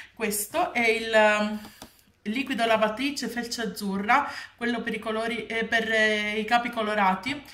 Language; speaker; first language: Italian; native; Italian